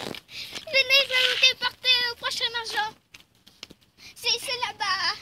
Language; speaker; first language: French; native; French